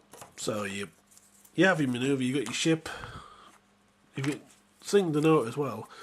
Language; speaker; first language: English; native; English